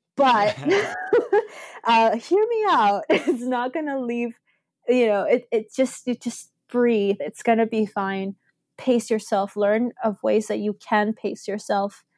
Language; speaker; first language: English; early bilingual, other home language; Spanish